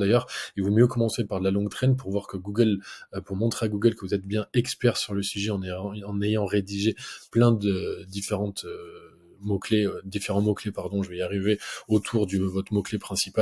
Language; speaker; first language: French; native; French